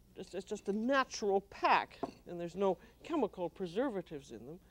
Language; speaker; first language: English; native; English